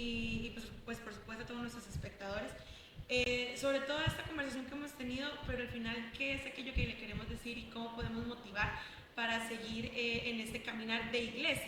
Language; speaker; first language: Spanish; native; Spanish